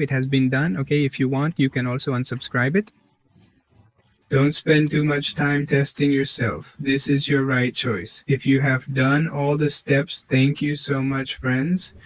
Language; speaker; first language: English; non-native, learner; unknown